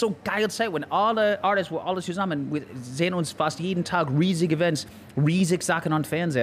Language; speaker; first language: German; non-native, learner; English